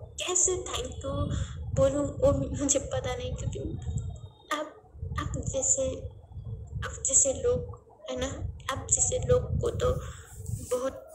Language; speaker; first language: Hindi; non-native, learner; Nepali